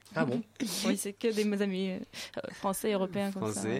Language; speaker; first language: French; non-native, fluent; Russian